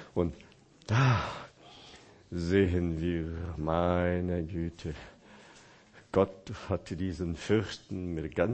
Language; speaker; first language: German; non-native, fluent; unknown